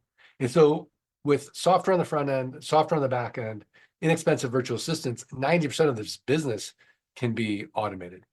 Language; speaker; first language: English; native; English